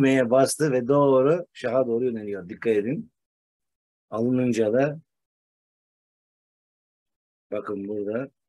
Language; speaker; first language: Turkish; native; Turkish